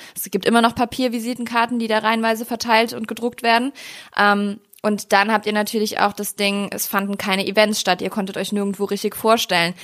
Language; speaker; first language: German; native; German